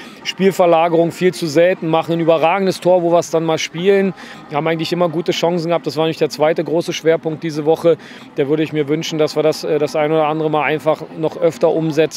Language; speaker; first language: German; native; German